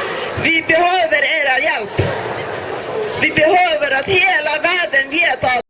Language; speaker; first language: Swedish; non-native, learner; Persian